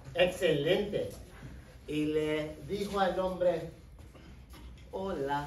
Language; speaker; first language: Spanish; non-native, fluent; English